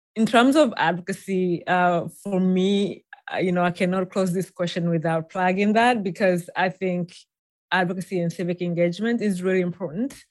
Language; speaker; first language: English; non-native, local second language; Swahili